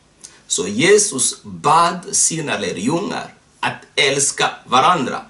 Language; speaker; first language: Swedish; non-native, fluent; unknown